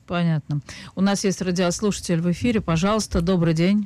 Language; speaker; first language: Russian; native; Russian